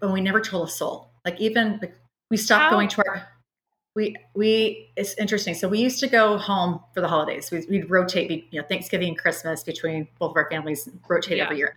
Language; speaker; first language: English; native; English